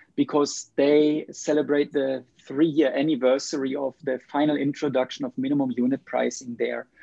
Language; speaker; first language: English; non-native, fluent; German